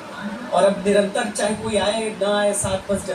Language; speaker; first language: Hindi; native; Hindi